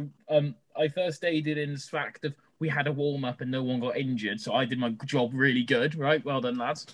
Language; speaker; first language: English; native; English